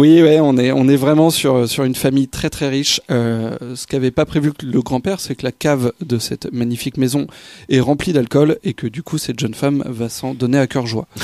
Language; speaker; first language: French; native; French